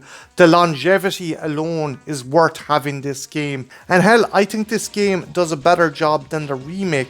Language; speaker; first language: English; native; English